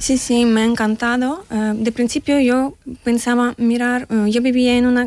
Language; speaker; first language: Spanish; non-native, learner; Ukrainian